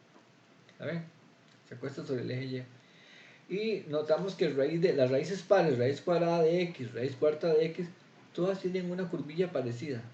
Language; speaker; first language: Spanish; native; Spanish